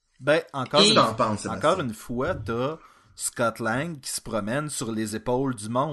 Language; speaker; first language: French; native; French